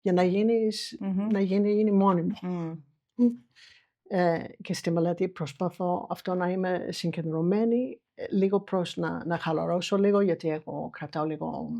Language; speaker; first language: Greek; non-native, fluent; English